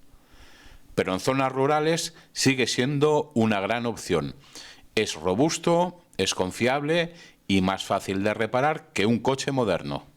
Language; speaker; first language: Spanish; native; Spanish